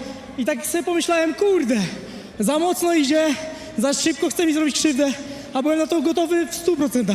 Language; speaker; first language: Polish; native; Polish